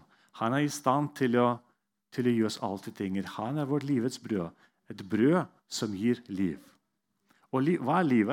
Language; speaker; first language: Norwegian; non-native, fluent; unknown